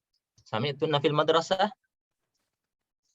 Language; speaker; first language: Arabic; non-native, fluent; Indonesian